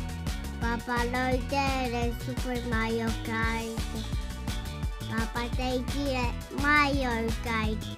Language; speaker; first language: Italian; early bilingual, heritage; Italian